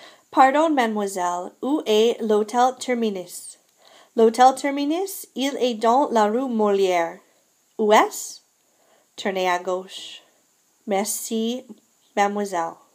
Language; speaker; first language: French; non-native, fluent; English